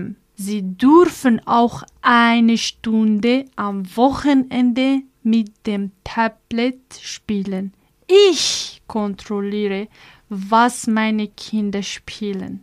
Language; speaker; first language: German; non-native, learner; Arabic